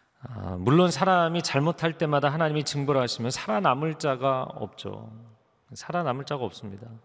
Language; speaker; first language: Korean; native; Korean